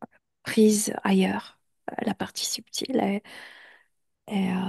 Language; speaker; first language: French; non-native, fluent; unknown